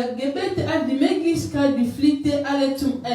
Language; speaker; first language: German; non-native, learner; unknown